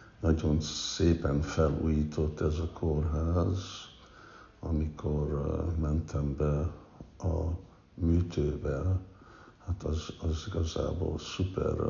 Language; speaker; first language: Hungarian; early bilingual, heritage; Hungarian